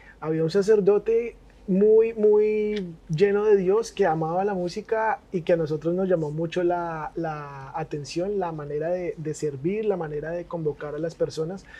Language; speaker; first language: Spanish; native; Spanish